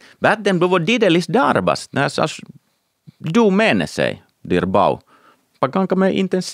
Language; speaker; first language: Lithuanian; non-native, fluent; Finnish